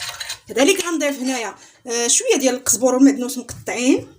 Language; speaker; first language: Arabic; native; Arabic